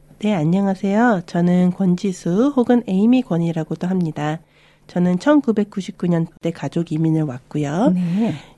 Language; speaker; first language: Korean; early bilingual, other home language; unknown